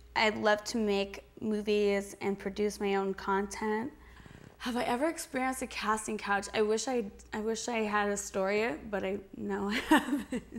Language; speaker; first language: English; native; English